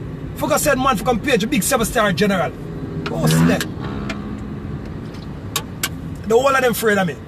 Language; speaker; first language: English; native; English